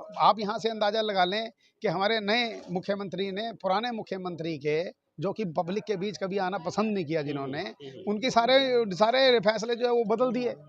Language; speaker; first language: Hindi; native; Hindi